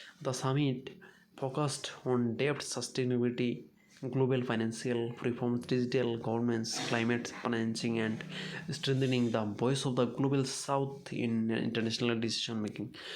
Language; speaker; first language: English; non-native, local second language; Bangla